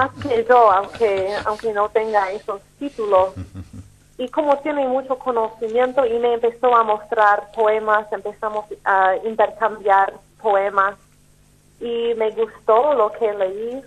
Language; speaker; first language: Spanish; non-native, fluent; English